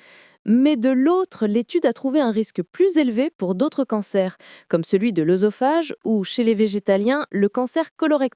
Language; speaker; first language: French; native; French